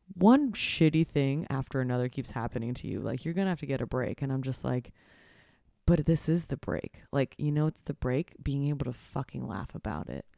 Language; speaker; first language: English; early bilingual, other home language; Polish